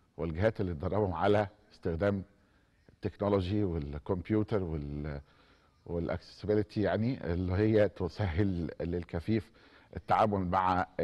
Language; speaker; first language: Arabic; native; Arabic